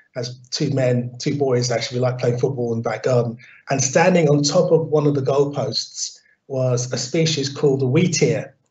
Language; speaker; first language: English; native; English